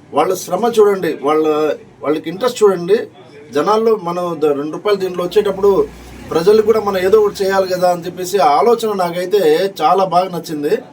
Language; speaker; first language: Telugu; native; Telugu